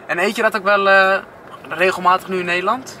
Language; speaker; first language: Dutch; native; Dutch